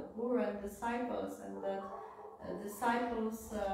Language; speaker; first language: English; non-native, fluent; Polish